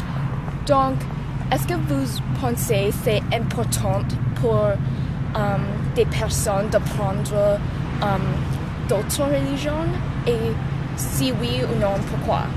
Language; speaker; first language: French; non-native, learner; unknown